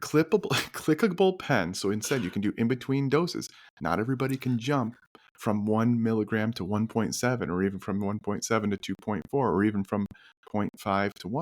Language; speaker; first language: English; native; English